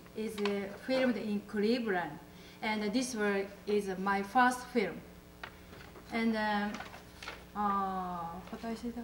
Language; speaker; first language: English; non-native, learner; Japanese